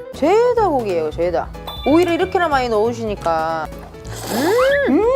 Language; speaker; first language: Korean; native; Korean